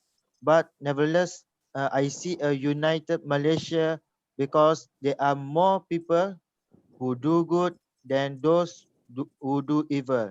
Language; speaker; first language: English; non-native, local second language; Malay